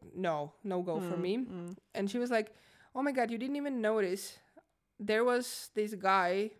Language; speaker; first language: English; non-native, fluent; Croatian